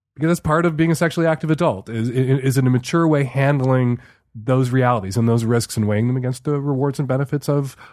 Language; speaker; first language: English; native; English